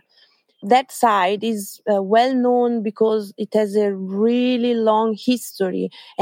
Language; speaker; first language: English; non-native, fluent; Italian